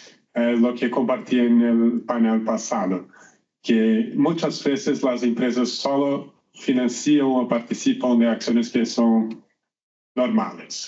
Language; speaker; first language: Spanish; non-native, learner; Portuguese